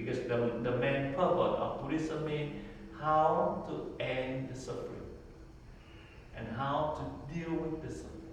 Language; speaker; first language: English; non-native, learner; Vietnamese